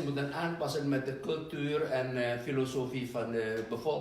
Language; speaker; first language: Dutch; non-native, fluent; Indonesian